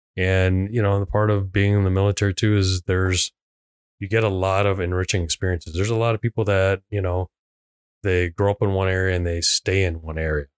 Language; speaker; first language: English; non-native, local second language; Cantonese